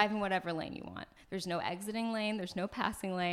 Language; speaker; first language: English; early bilingual, other home language; French